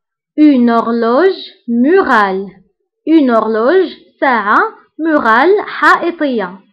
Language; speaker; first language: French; non-native, local second language; Arabic